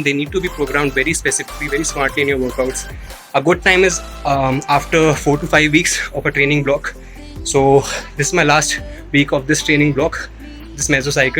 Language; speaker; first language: English; non-native, local second language; Hindi